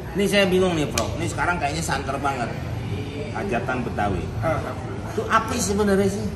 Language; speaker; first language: Indonesian; native; Indonesian